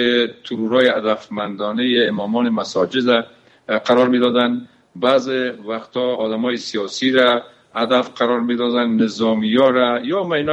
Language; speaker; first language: Persian; native; Persian